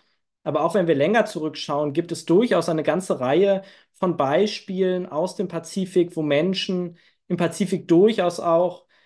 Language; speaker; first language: German; native; German